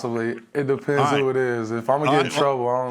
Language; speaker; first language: English; native; English